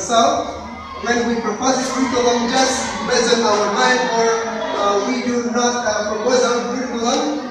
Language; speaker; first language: English; non-native, learner; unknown